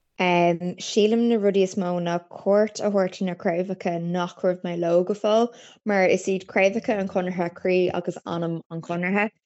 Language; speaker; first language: Irish; non-native, local second language; English